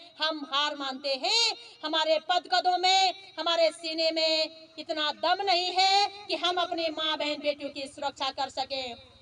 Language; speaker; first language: Hindi; native; Hindi